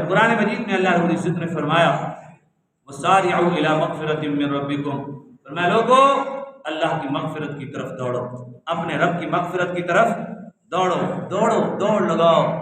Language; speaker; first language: Urdu; non-native, local second language; Punjabi